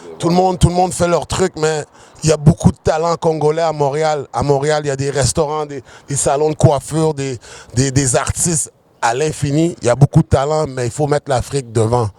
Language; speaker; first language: French; early bilingual, other home language; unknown